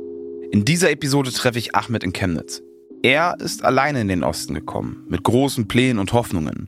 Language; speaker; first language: German; native; German